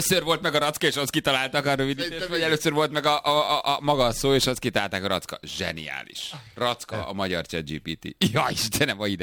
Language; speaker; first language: Hungarian; native; Hungarian